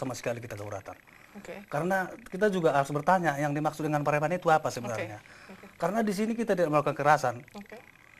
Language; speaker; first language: Indonesian; native; Indonesian